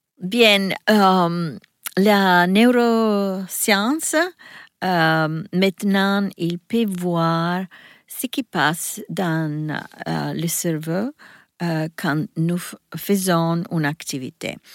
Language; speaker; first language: French; non-native, learner; Italian